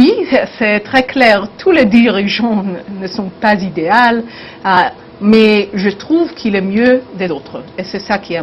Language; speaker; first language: French; non-native, learner; Hebrew